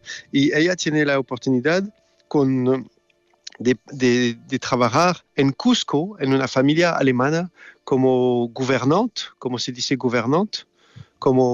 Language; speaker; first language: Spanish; non-native, learner; French